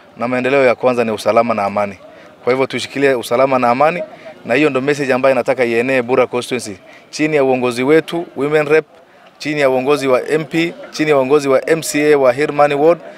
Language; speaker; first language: Swahili; non-native, local second language; Oromo